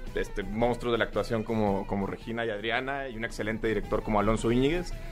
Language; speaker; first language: Spanish; native; Spanish